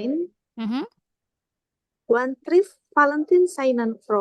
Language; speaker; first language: German; non-native, learner; Indonesian